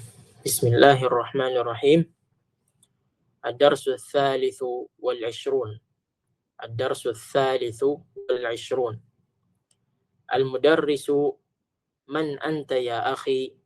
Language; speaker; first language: Arabic; non-native, fluent; Filipino